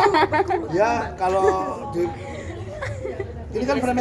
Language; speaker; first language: Indonesian; native; Indonesian